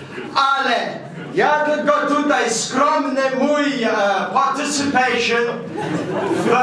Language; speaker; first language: Polish; early bilingual, heritage; English